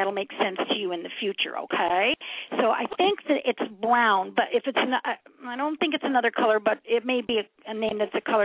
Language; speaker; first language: English; native; English